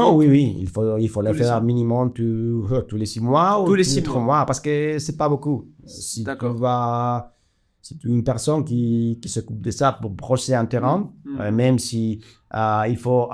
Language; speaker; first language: French; non-native, fluent; Spanish